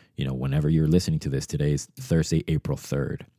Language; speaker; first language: English; early bilingual, other home language; Spanish